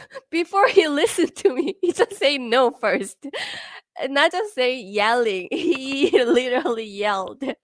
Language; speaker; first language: English; non-native, fluent; Korean